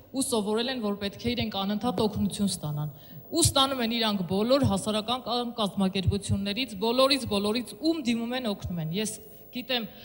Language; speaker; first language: Armenian; native; Armenian